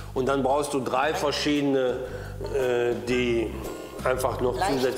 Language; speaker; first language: German; native; German